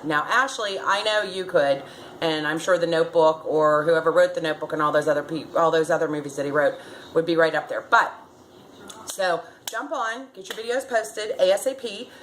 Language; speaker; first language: English; native; English